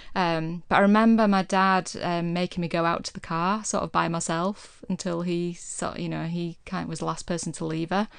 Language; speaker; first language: English; native; English